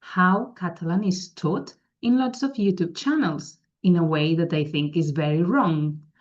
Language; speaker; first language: English; non-native, fluent; Catalan